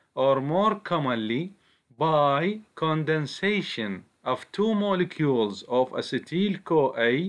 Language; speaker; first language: English; non-native, fluent; Arabic